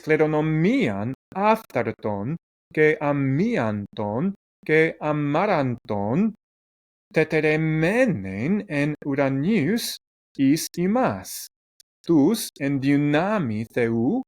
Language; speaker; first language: Greek; non-native, fluent; English